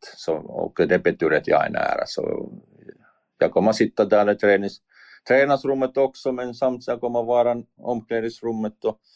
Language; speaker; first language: Swedish; non-native, learner; Finnish